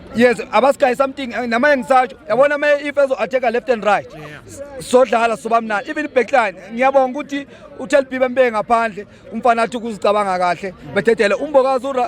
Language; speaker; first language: Zulu; native; Zulu